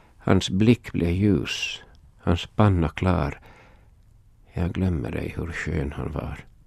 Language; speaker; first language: Swedish; native; Swedish